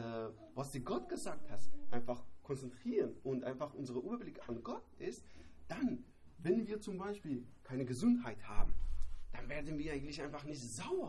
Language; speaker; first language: German; non-native, learner; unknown